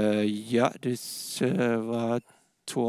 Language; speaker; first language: Swedish; non-native, fluent; Danish